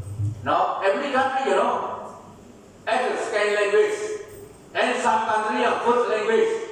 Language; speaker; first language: English; non-native, learner; Thai